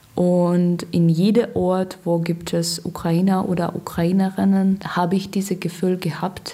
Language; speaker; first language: German; non-native, learner; Russian